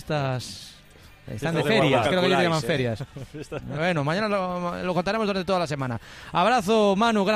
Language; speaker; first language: Spanish; native; Spanish